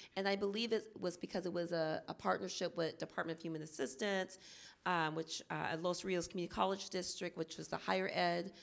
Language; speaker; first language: English; native; English